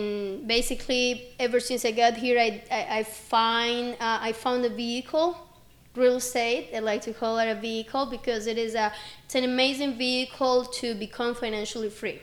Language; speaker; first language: English; non-native, fluent; Spanish